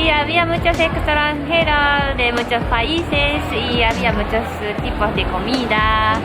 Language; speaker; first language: Spanish; non-native, learner; Japanese